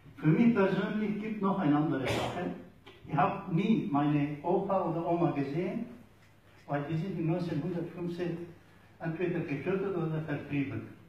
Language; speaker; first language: German; non-native, fluent; Turoyo